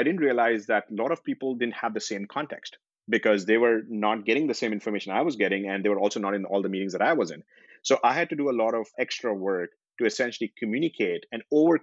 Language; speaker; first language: English; non-native, local second language; Hindi